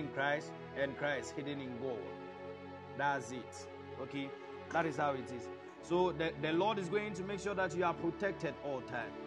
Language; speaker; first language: English; non-native, local second language; Akan